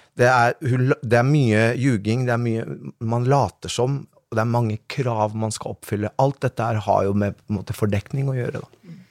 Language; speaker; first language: Norwegian; early bilingual, other home language; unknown